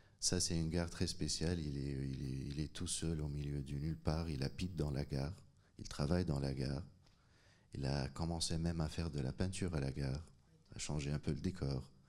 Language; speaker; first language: French; non-native, local second language; Arabic